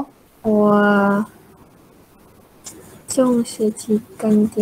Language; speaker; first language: Chinese; non-native, learner; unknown